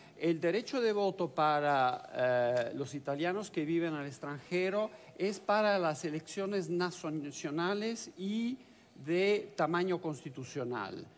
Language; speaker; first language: Spanish; non-native, fluent; Italian